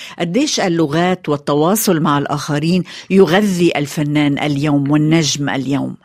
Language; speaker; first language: Arabic; native; Arabic